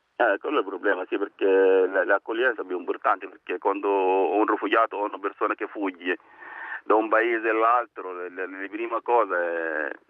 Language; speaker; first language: Italian; non-native, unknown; Arabic